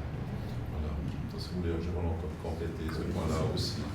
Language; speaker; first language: French; non-native, fluent; German